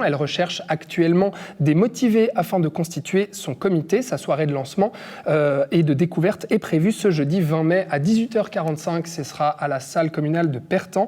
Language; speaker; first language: French; native; French